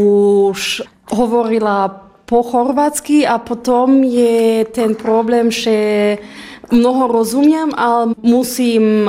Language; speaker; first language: Slovak; non-native, learner; German